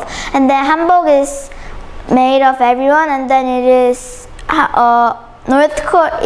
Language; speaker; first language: English; non-native, learner; Korean